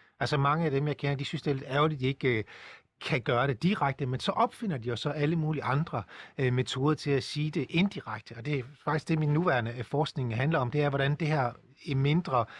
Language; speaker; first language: Danish; native; Danish